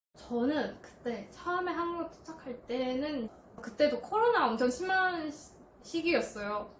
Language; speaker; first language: Korean; non-native, fluent; Chinese